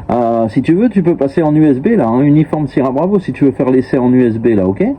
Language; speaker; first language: French; native; French